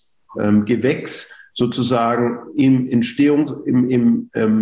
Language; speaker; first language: German; native; German